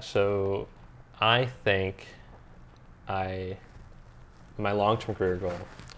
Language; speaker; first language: English; early bilingual, other home language; Spanish